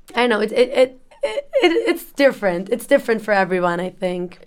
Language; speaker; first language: English; non-native, fluent; Turkish